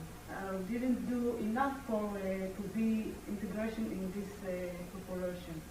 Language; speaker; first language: English; non-native, learner; Amharic